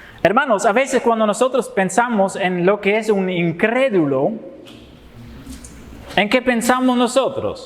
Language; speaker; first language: Spanish; non-native, fluent; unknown